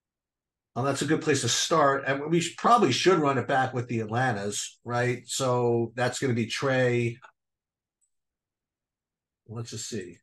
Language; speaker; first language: English; native; English